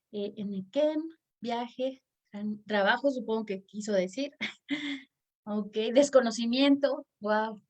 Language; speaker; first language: Spanish; native; Spanish